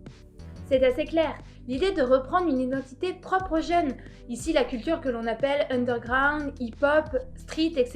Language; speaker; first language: French; native; French